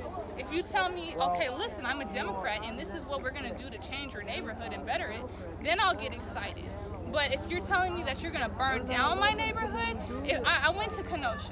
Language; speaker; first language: English; native; English